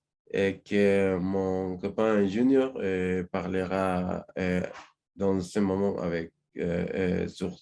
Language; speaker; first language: French; non-native, learner; Spanish